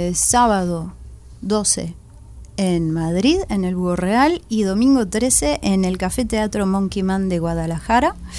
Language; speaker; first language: Spanish; early bilingual, heritage; Spanish